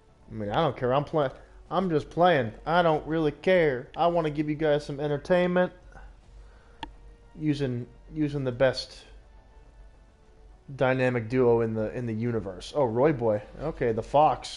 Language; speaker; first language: English; native; English